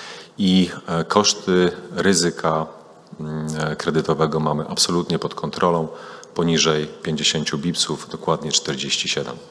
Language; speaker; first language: Polish; native; Polish